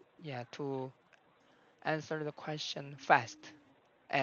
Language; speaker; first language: English; non-native, learner; Korean